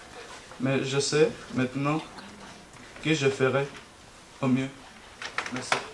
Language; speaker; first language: French; non-native, learner; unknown